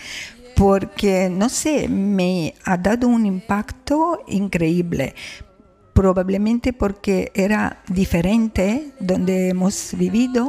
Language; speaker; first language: Spanish; non-native, fluent; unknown